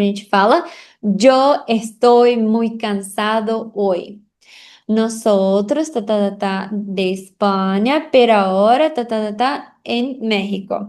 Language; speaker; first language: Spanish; non-native, fluent; Portuguese